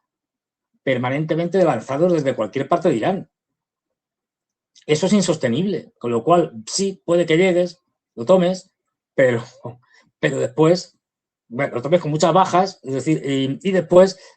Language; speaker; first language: Spanish; native; Spanish